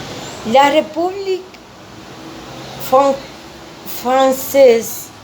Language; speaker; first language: French; non-native, learner; Spanish